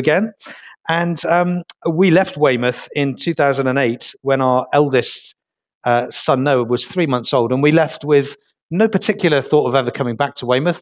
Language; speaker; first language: English; native; English